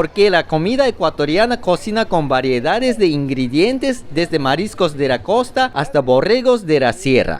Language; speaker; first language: Spanish; non-native, fluent; Japanese